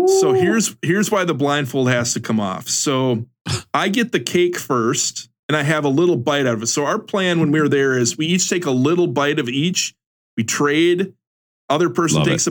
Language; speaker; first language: English; native; English